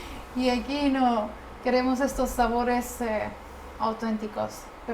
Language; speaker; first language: Spanish; non-native, fluent; Arabic